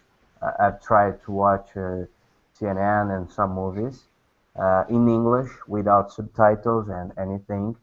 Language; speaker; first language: English; non-native, learner; Portuguese